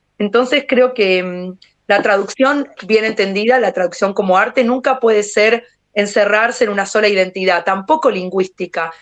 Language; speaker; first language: Spanish; native; Spanish